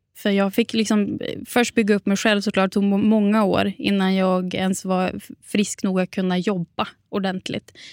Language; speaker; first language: Swedish; native; Swedish